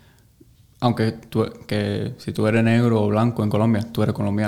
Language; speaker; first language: Spanish; early bilingual, heritage; English